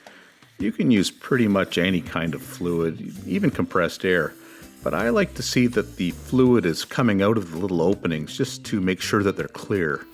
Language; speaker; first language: English; native; English